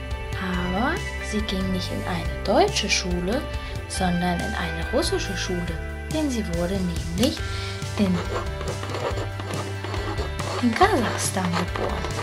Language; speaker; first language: German; early bilingual, other home language; Russian